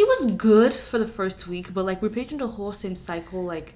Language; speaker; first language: English; non-native, local second language; Yoruba